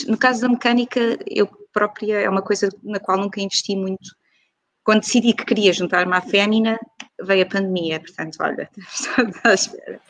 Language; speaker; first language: Portuguese; native; Portuguese